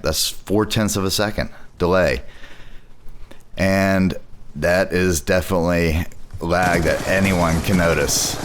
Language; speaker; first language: English; native; English